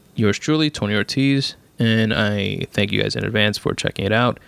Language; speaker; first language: English; native; English